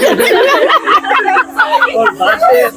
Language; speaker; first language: English; non-native, learner; Bangla